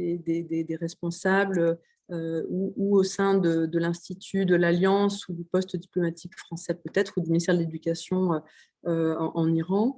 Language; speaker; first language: French; native; French